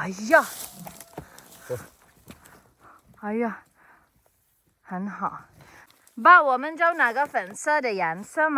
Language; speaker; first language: Chinese; non-native, learner; Filipino